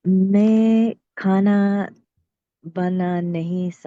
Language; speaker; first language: Hindi; non-native, learner; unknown